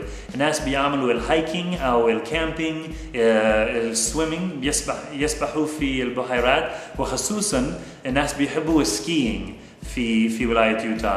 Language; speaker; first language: Arabic; non-native, fluent; English